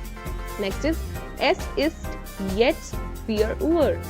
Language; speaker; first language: German; non-native, fluent; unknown